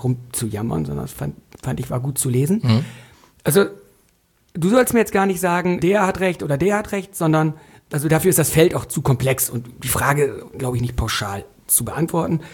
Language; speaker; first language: German; native; German